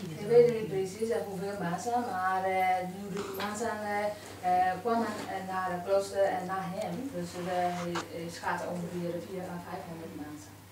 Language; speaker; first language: Dutch; non-native, learner; Burmese